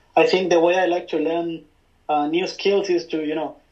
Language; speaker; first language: English; non-native, fluent; Spanish